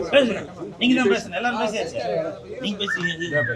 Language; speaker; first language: Tamil; native; Tamil